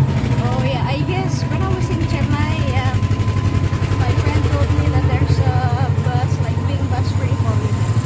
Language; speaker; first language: English; non-native, learner; Indonesian